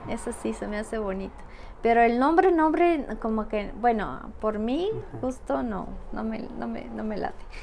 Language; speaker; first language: Spanish; non-native, fluent; Russian